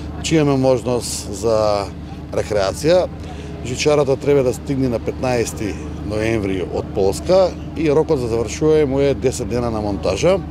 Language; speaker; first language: Macedonian; native; Macedonian